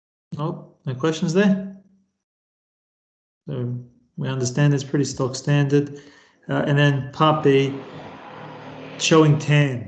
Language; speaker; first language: English; native; English